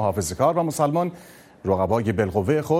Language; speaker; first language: Persian; native; Persian